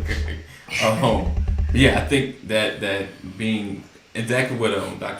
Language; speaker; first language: English; native; English